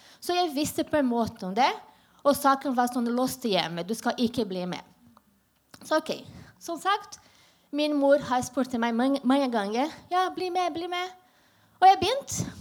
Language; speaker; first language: Norwegian; non-native, learner; Portuguese